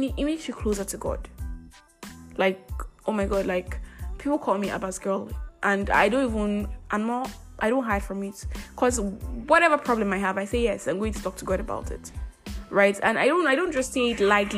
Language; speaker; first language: English; non-native, local second language; Igbo